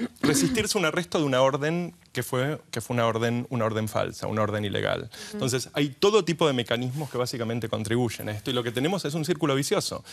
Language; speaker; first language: Spanish; native; Spanish